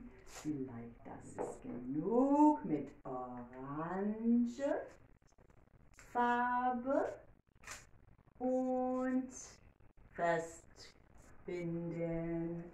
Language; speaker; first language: German; non-native, learner; English